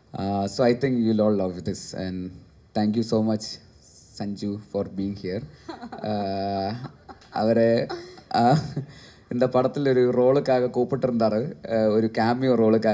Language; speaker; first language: Tamil; non-native, learner; Malayalam